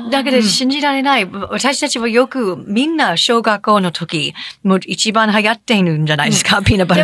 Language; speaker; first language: Japanese; non-native, fluent; English